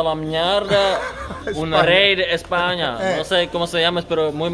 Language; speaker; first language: Spanish; non-native, learner; Czech